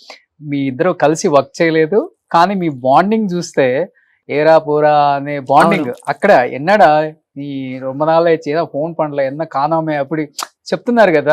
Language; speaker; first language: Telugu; native; Telugu